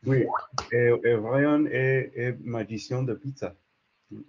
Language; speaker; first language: French; non-native, learner; English